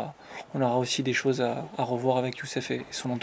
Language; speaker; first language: French; native; French